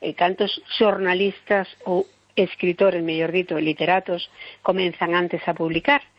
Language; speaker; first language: Galician; non-native, local second language; Spanish